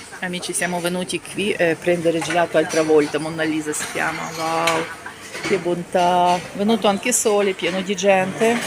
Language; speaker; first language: Italian; non-native, fluent; Ukrainian